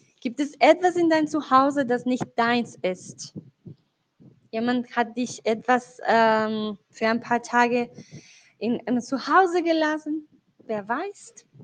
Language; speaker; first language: German; non-native, fluent; Spanish